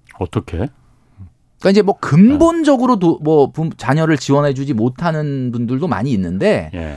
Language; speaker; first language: Korean; native; Korean